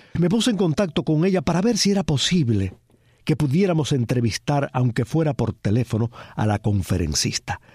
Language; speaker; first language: Spanish; early bilingual, heritage; Spanish